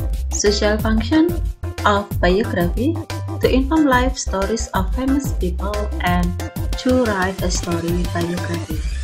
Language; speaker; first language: English; non-native, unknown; Indonesian